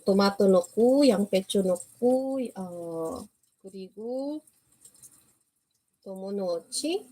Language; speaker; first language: Korean; non-native, fluent; Filipino